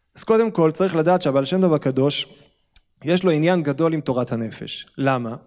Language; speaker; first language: Hebrew; native; Hebrew